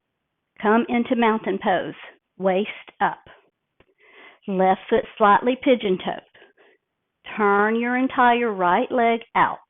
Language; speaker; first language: English; native; English